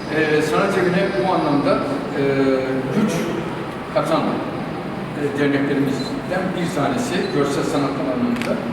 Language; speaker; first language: Turkish; native; Turkish